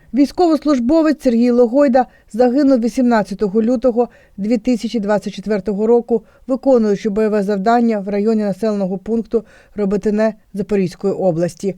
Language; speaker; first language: Ukrainian; native; Ukrainian